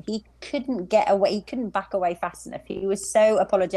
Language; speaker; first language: English; native; English